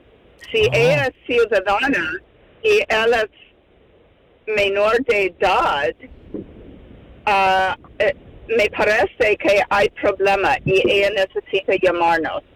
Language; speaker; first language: Spanish; non-native, fluent; English